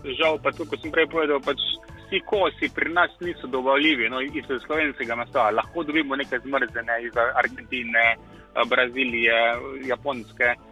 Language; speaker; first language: Slovenian; native; Slovenian